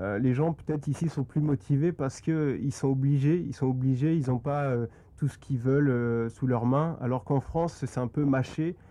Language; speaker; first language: French; native; French